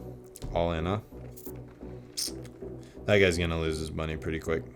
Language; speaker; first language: English; native; English